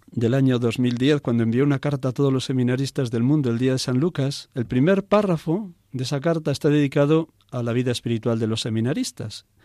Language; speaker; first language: Spanish; native; Spanish